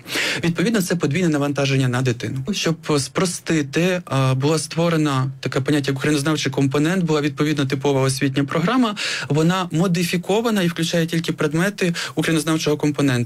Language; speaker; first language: Ukrainian; native; Ukrainian